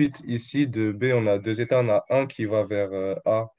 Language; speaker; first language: French; native; French